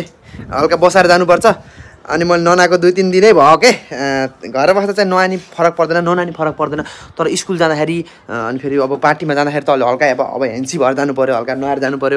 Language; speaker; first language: Nepali; native; Nepali